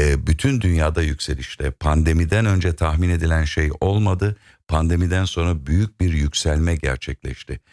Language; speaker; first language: Turkish; native; Turkish